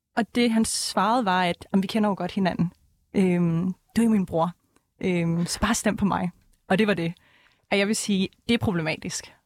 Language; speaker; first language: Danish; early bilingual, other home language; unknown